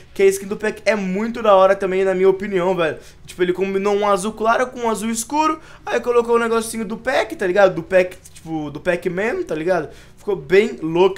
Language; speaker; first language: Portuguese; native; Portuguese